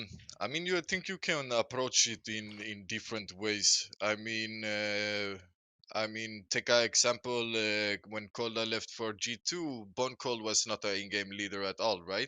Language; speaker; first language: English; non-native, fluent; Swedish